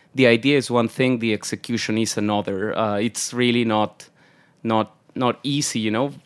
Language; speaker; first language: English; non-native, fluent; Spanish